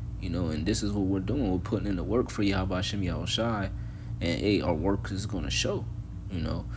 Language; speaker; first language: English; native; English